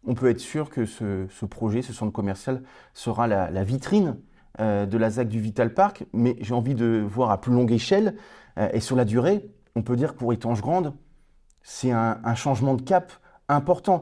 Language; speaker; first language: French; native; French